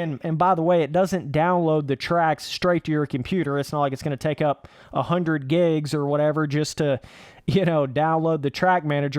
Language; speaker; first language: English; native; English